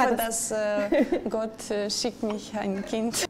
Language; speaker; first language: German; non-native, learner; Russian